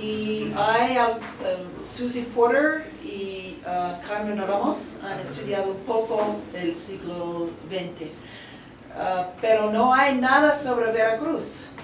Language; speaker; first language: Spanish; non-native, fluent; English